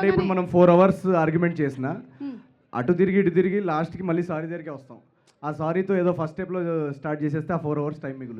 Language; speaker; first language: Telugu; native; Telugu